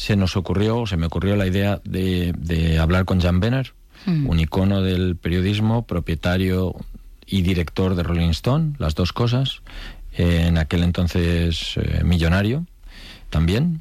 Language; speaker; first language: Spanish; native; Spanish